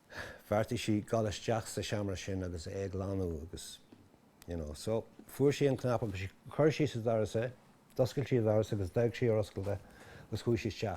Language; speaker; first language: Irish; non-native, local second language; English